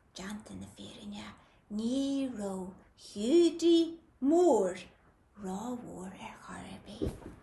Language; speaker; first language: Irish; native; Irish